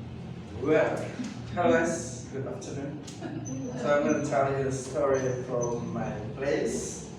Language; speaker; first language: English; non-native, learner; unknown